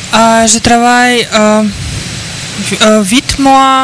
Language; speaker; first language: French; non-native, learner; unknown